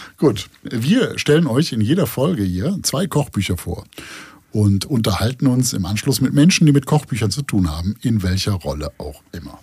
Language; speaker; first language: German; native; German